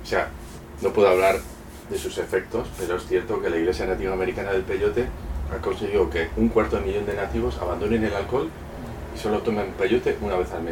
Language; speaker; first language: Spanish; native; Spanish